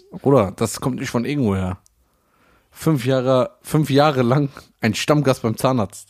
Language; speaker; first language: German; early bilingual, other home language; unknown